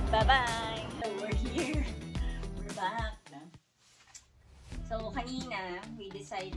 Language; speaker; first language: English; non-native, local second language; Filipino